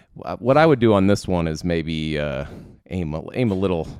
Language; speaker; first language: English; native; English